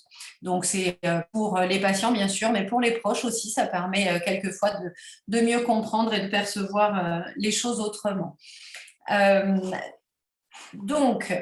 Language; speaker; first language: French; native; French